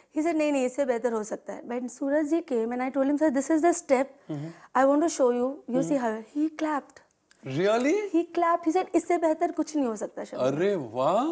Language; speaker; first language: Hindi; non-native, local second language; Urdu